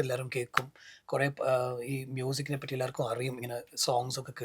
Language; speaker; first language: Malayalam; early bilingual, heritage; Malayalam